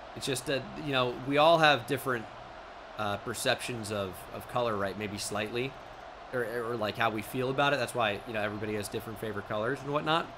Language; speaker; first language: English; native; English